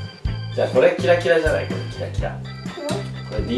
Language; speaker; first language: Japanese; native; Japanese